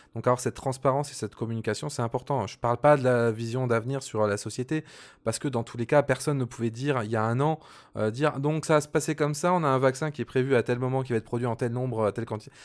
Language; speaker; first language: French; native; French